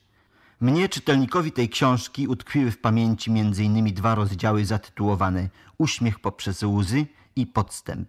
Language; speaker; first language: Polish; native; Polish